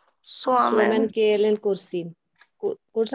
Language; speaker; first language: Finnish; non-native, learner; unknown